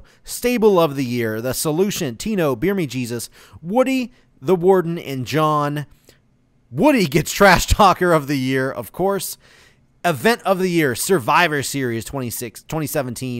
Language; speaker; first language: English; native; English